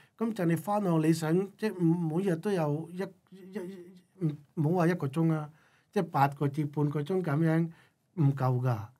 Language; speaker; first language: Cantonese; non-native, local second language; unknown